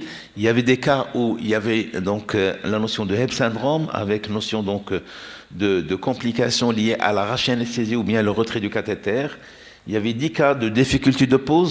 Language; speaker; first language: French; non-native, local second language; Arabic